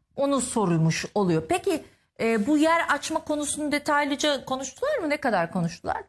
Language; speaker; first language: Turkish; native; Turkish